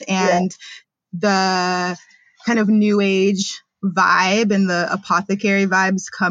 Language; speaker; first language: English; native; English